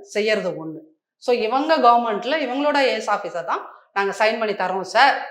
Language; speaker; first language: Tamil; native; Tamil